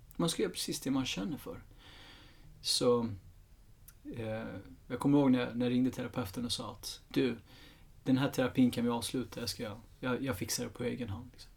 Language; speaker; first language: Swedish; early bilingual, other home language; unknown